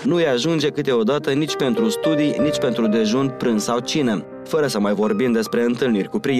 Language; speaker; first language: Romanian; native; Romanian